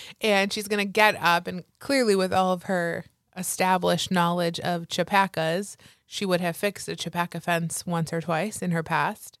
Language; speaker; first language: English; native; English